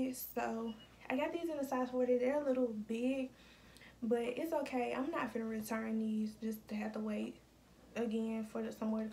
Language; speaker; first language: English; native; English